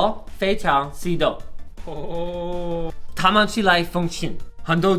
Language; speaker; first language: Chinese; non-native, learner; English